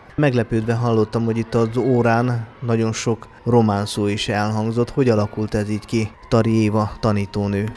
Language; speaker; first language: Hungarian; native; Hungarian